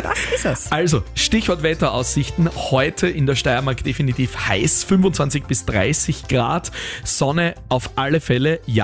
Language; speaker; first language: German; native; German